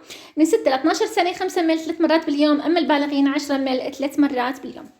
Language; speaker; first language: Arabic; native; Arabic